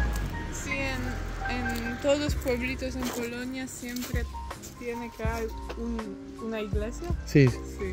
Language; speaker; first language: Spanish; non-native, fluent; Polish